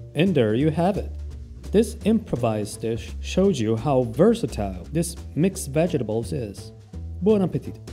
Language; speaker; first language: English; non-native, fluent; Italian